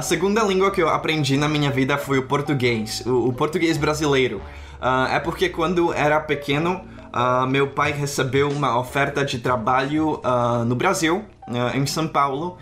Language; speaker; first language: Portuguese; non-native, fluent; Czech